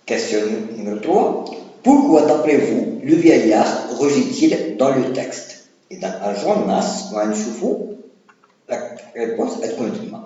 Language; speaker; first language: French; non-native, local second language; Arabic